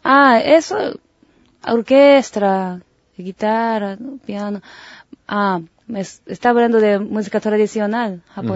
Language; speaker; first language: Spanish; non-native, learner; Japanese